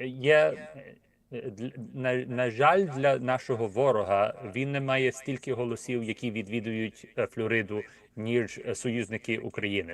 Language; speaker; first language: Ukrainian; early bilingual, heritage; Ukrainian